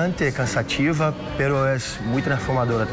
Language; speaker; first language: Spanish; non-native, fluent; Portuguese